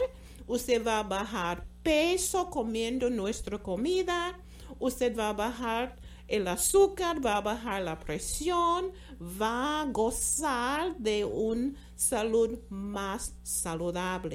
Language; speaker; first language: Spanish; non-native, fluent; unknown